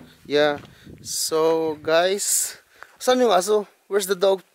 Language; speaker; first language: English; non-native, local second language; Filipino